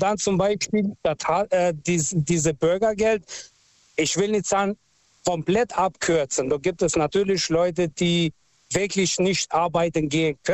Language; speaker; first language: German; non-native, local second language; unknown